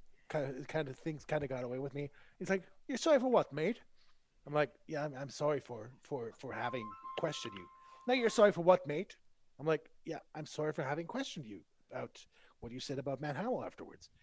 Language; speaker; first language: English; non-native, fluent; German